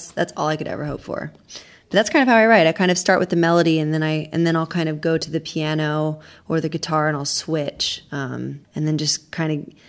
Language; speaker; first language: English; native; English